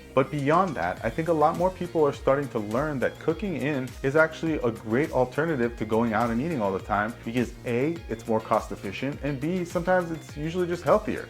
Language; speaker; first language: English; native; English